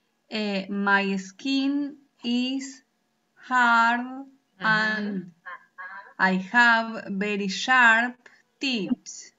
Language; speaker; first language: English; non-native, learner; Spanish